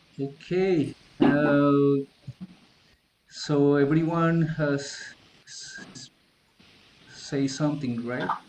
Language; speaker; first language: English; non-native, learner; Spanish